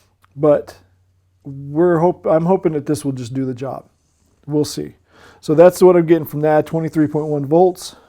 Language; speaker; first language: English; native; English